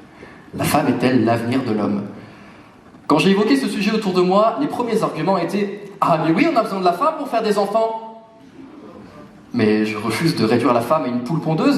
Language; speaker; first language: French; native; French